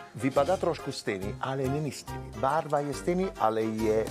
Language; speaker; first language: Czech; non-native, learner; Italian